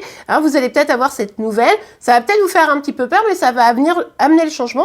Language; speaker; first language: French; native; French